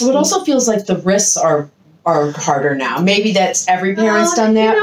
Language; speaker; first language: English; native; English